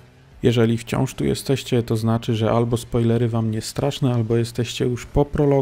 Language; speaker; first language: Polish; native; Polish